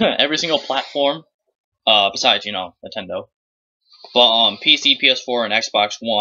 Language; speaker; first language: English; native; English